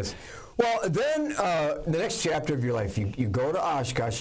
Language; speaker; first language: English; native; English